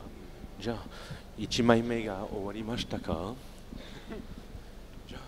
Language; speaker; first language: Japanese; non-native, fluent; French